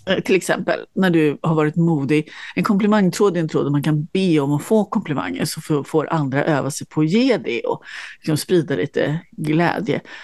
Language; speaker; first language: Swedish; native; Swedish